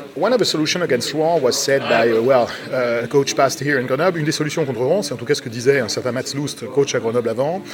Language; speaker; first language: English; non-native, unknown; French